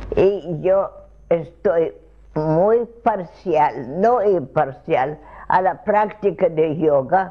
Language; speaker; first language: Spanish; non-native, fluent; Russian